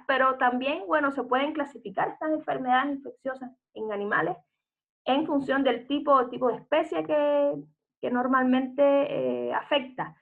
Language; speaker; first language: Spanish; native; Spanish